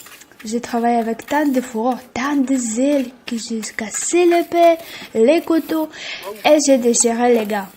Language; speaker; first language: French; non-native, learner; Russian